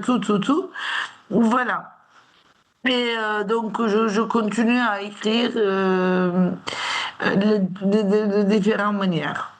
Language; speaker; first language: French; non-native, fluent; Turkish